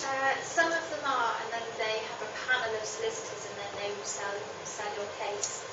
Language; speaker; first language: English; native; English